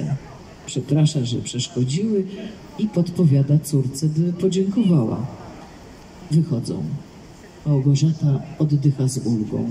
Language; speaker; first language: Polish; native; Polish